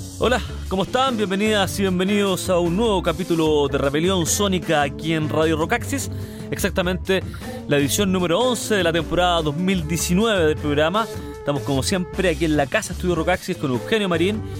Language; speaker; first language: Spanish; native; Spanish